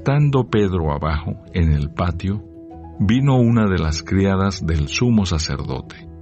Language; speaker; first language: Spanish; native; Spanish